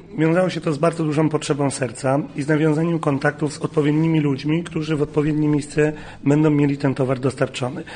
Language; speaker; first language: Polish; native; Polish